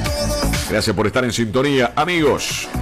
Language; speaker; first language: Spanish; native; Spanish